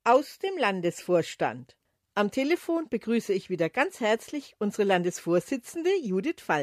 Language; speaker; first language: German; native; German